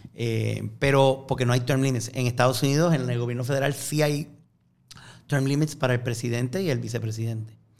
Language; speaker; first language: Spanish; native; Spanish